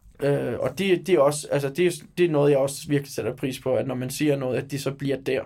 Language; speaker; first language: Danish; early bilingual, other home language; Turkish